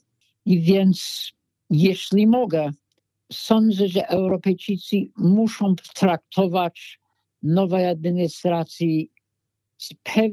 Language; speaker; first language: Polish; non-native, fluent; English